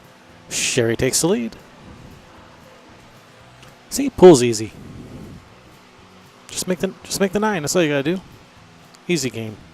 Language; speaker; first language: English; native; English